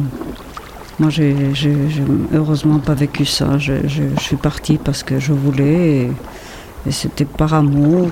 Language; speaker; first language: French; non-native, fluent; Spanish